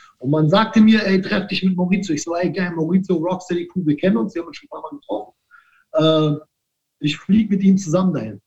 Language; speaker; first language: German; early bilingual, other home language; Italian